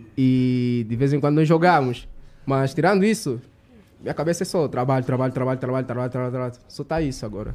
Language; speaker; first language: Portuguese; native; Portuguese